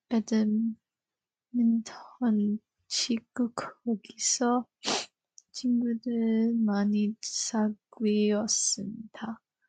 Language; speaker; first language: Korean; early bilingual, heritage; Korean